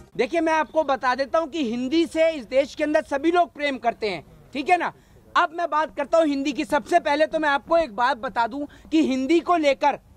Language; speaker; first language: Hindi; native; Hindi